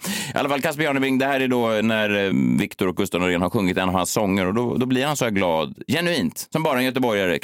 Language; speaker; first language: Swedish; native; Swedish